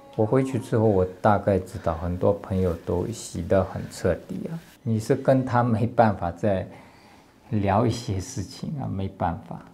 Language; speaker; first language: Chinese; non-native, local second language; Tibetan